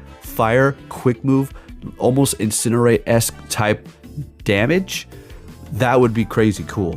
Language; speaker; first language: English; native; English